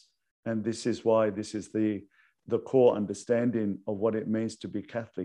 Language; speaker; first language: English; native; English